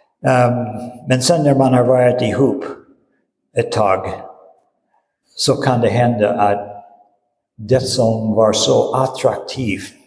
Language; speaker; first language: Swedish; non-native, fluent; English